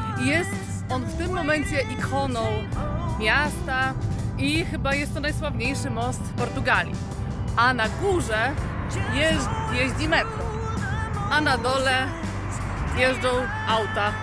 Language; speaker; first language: Polish; native; Polish